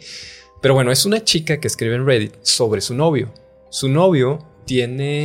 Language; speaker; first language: Spanish; native; Spanish